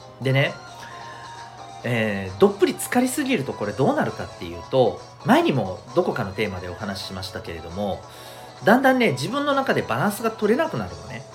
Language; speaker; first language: Japanese; native; Japanese